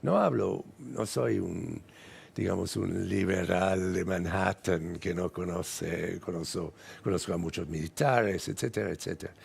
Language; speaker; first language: Spanish; non-native, fluent; English